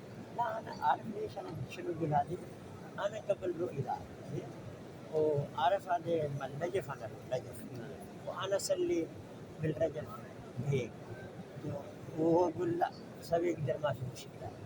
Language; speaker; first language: Arabic; non-native, learner; Urdu